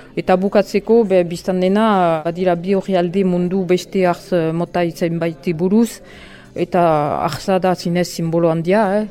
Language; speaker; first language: Basque; non-native, local second language; French